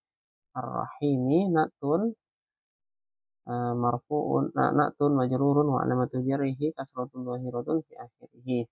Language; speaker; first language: Arabic; non-native, fluent; Indonesian